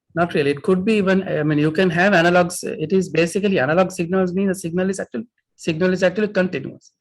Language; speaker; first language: English; non-native, local second language; Sinhala